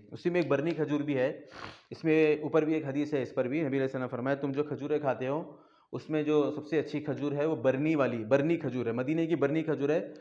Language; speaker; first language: Urdu; native; Urdu